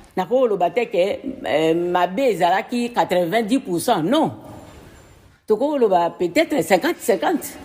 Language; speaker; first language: Lingala; non-native, local second language; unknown